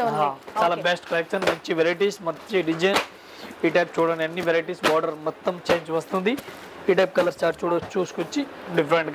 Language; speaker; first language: Telugu; non-native, local second language; Urdu